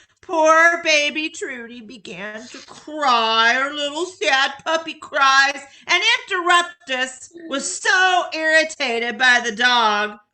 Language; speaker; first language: English; native; English